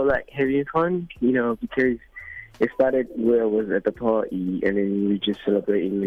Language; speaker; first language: English; non-native, local second language; Zulu